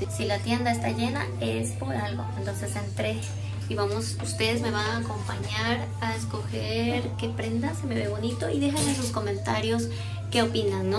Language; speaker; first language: Spanish; native; Spanish